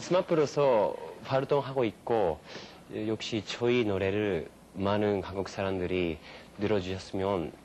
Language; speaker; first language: Korean; non-native, fluent; Japanese